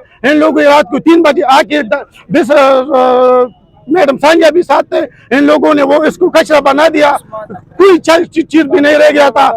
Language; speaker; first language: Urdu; non-native, local second language; Pashto